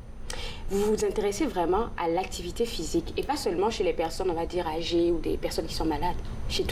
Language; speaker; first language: French; native; French